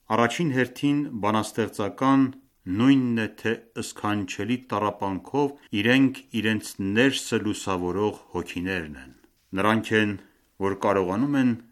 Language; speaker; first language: Armenian; early bilingual, heritage; Armenian